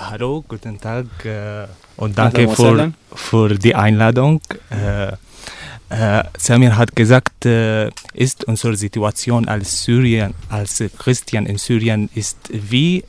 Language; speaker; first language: German; non-native, learner; Arabic